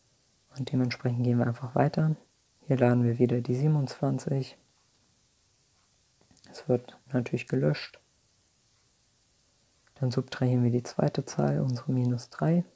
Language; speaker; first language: German; native; German